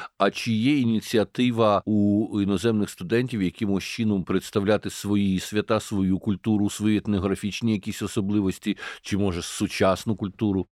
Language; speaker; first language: Ukrainian; native; Ukrainian